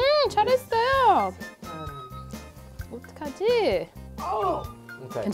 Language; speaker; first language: Korean; non-native, learner; English